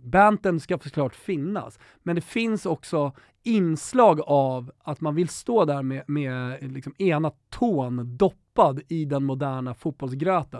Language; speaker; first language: Swedish; native; Swedish